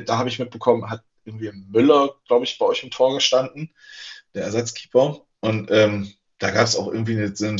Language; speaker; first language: German; native; German